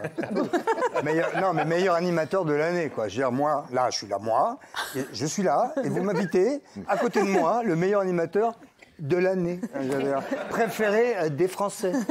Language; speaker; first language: French; native; French